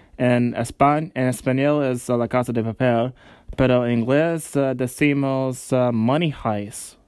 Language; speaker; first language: Spanish; non-native, learner; English